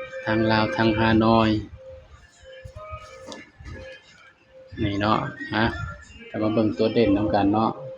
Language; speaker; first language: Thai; non-native, local second language; Lao